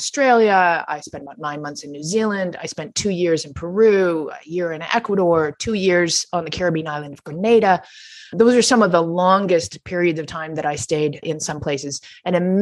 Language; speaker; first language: English; native; English